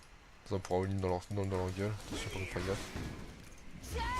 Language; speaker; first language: French; native; French